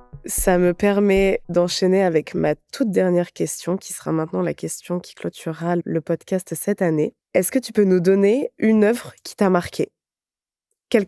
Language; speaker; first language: French; native; French